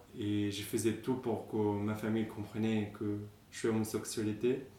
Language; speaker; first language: French; non-native, fluent; Arabic